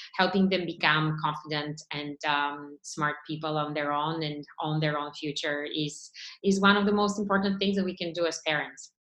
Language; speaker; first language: English; non-native, fluent; Bulgarian